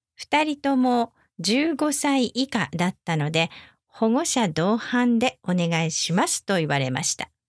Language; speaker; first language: Japanese; native; Japanese